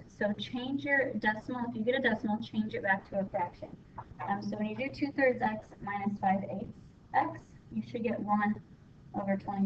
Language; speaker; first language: English; native; English